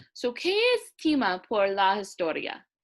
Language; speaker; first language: Spanish; non-native, learner; English